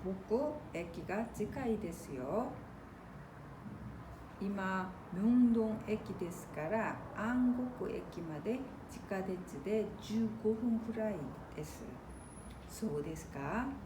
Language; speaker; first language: Japanese; non-native, fluent; Korean